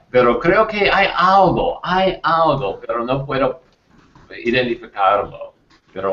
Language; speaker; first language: Spanish; non-native, learner; English